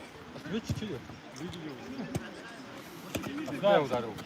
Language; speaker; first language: Russian; non-native, local second language; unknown